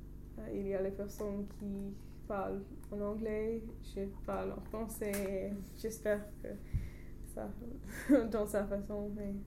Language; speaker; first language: French; non-native, learner; English